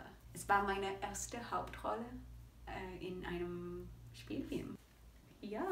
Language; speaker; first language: German; non-native, learner; French